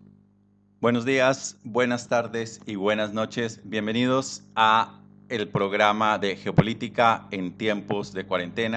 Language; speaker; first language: Spanish; native; Spanish